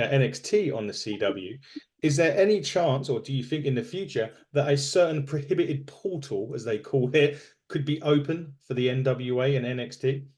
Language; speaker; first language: English; native; English